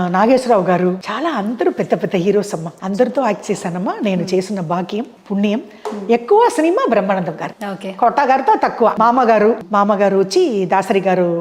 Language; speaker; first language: Telugu; non-native, local second language; Tamil